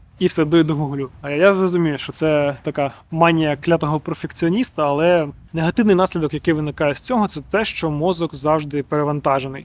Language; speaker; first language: Ukrainian; non-native, local second language; Russian